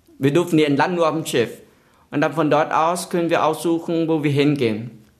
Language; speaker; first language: German; non-native, fluent; Vietnamese